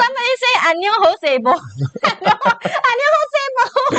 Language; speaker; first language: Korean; non-native, learner; English